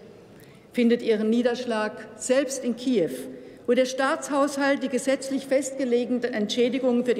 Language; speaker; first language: German; native; German